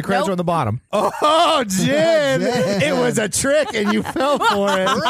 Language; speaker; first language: English; native; English